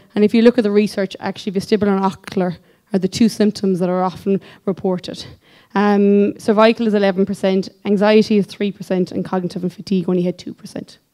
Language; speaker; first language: English; native; English